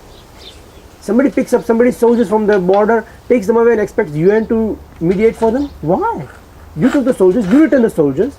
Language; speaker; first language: English; early bilingual, heritage; Gujarati